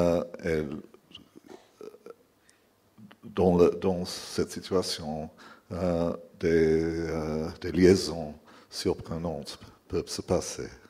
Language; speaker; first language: French; non-native, fluent; English